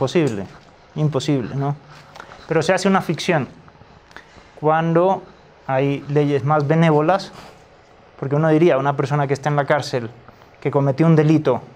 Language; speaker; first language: Spanish; native; Spanish